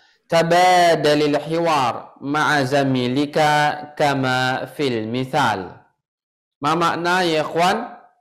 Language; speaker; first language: Arabic; non-native, fluent; Indonesian